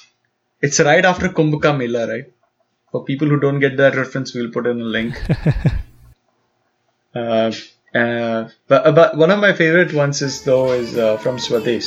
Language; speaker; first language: English; non-native, local second language; Tamil